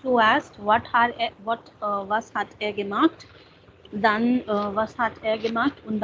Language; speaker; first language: German; non-native, fluent; Hindi